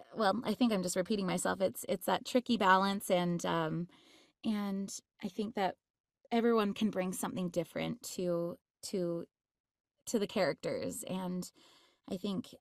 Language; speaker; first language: English; native; English